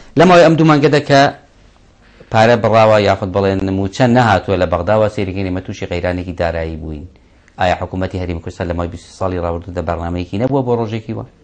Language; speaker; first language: Central Kurdish; non-native, local second language; Kurdish